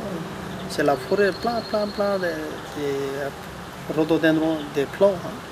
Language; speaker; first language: French; non-native, learner; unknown